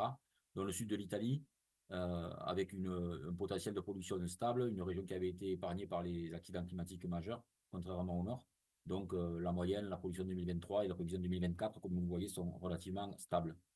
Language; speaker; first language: French; native; French